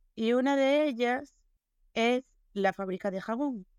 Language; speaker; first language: Spanish; non-native, local second language; Galician